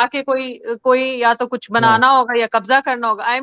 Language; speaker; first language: Urdu; native; Urdu